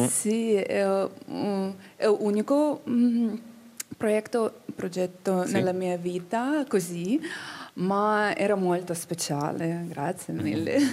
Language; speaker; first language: Italian; non-native, learner; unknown